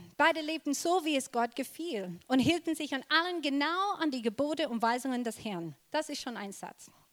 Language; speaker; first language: German; non-native, fluent; English